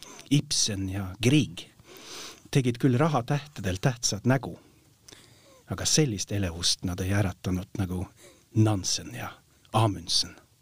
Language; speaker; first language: Estonian; non-native, fluent; Norwegian